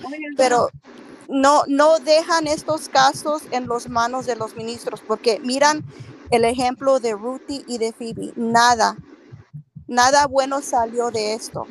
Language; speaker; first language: Spanish; early bilingual, heritage; Spanish